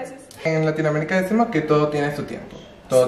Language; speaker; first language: Spanish; native; Spanish